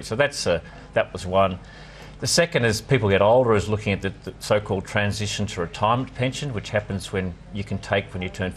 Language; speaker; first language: English; native; English